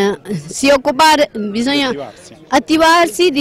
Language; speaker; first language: Italian; non-native, learner; Tibetan